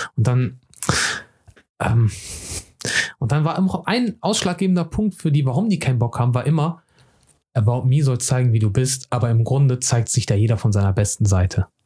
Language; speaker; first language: German; early bilingual, other home language; Turkish